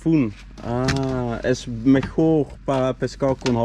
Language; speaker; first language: Spanish; non-native, learner; Dutch